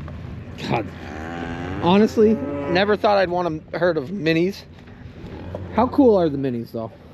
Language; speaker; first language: English; native; English